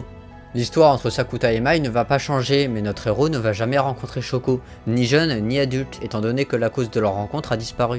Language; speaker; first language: French; native; French